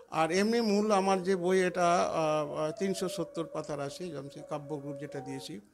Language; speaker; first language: Bangla; non-native, local second language; Santali